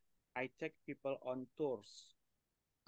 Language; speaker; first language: English; non-native, learner; Indonesian